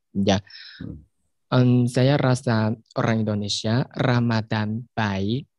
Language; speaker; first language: Indonesian; non-native, learner; Chinese